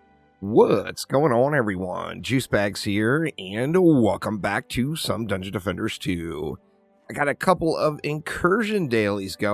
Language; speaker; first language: English; native; English